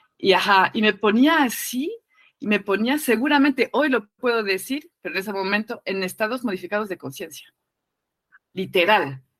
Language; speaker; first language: Spanish; non-native, fluent; French